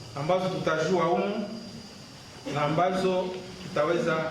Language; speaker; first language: Swahili; non-native, local second language; Nande